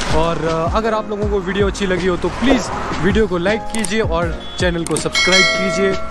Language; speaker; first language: Hindi; native; Hindi